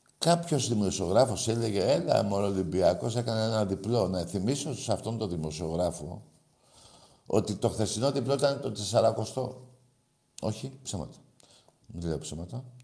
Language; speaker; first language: Greek; native; Greek